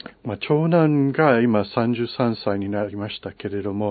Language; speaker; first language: Japanese; non-native, fluent; English